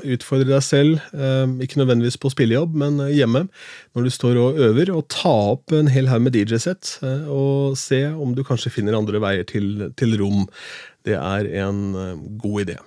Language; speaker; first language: Norwegian; native; Norwegian